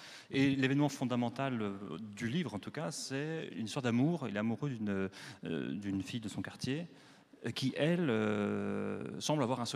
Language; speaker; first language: French; native; French